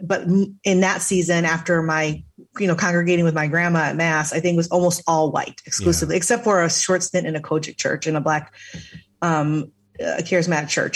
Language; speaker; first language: English; native; English